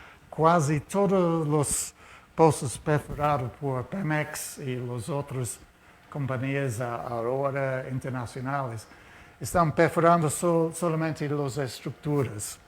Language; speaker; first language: Spanish; non-native, fluent; Portuguese